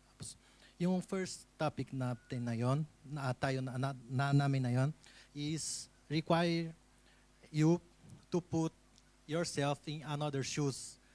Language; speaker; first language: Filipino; non-native, learner; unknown